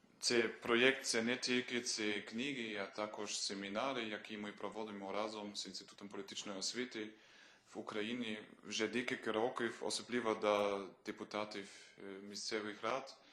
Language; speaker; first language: Ukrainian; non-native, fluent; German